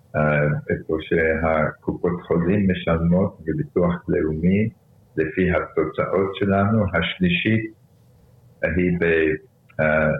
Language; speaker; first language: Hebrew; early bilingual, other home language; Arabic